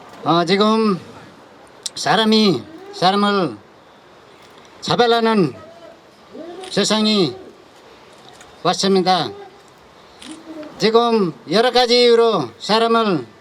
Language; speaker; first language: Korean; non-native, fluent; Nepali